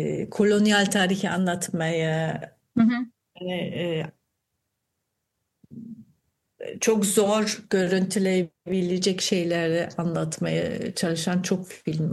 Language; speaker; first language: Turkish; non-native, fluent; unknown